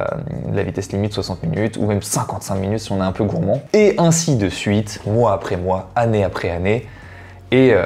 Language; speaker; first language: French; native; French